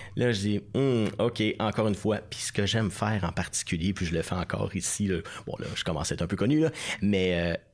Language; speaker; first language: French; native; French